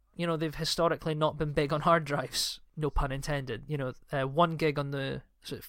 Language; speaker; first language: English; native; English